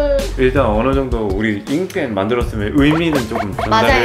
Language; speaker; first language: Korean; native; Korean